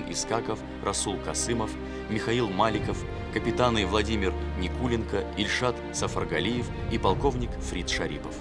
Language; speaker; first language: Russian; native; Russian